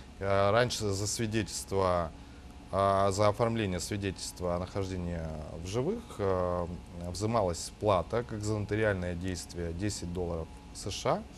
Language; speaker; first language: Russian; native; Russian